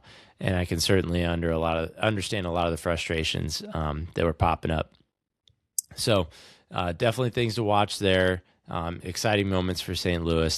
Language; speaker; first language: English; native; English